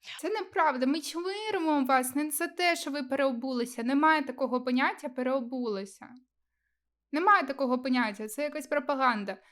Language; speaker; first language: Ukrainian; non-native, local second language; Russian